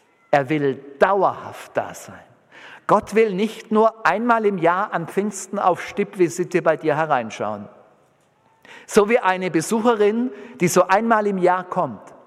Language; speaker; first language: German; native; German